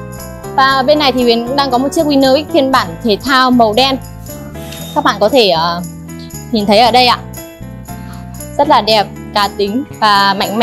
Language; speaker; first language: Vietnamese; native; Vietnamese